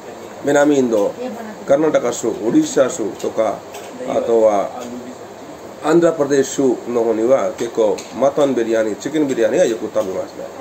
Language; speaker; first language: Japanese; non-native, fluent; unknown